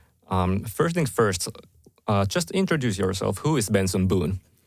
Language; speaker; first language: English; non-native, fluent; Finnish